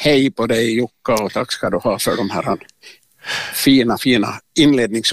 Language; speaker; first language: Swedish; native; Swedish